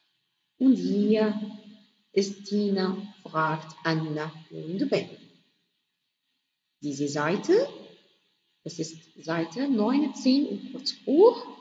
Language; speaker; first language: German; non-native, fluent; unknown